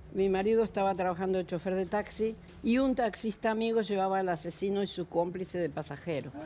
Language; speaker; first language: Spanish; native; Spanish